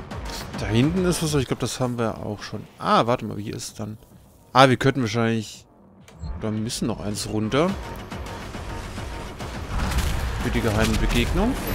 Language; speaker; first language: German; native; German